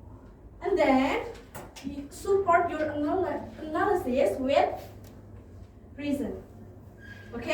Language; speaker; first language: English; non-native, learner; Indonesian